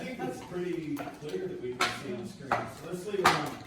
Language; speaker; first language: English; native; English